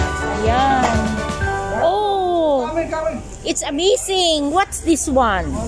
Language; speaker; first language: English; non-native, learner; Filipino